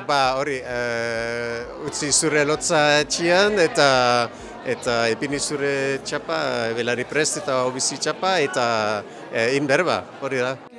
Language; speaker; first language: Basque; non-native, learner; Dutch